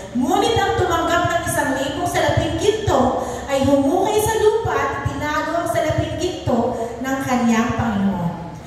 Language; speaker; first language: Filipino; native; Filipino